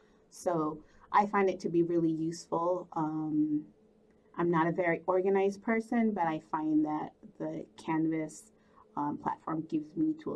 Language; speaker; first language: English; early bilingual, other home language; Spanish